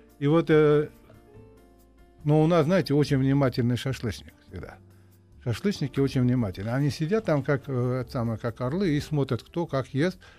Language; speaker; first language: Russian; non-native, local second language; Uzbek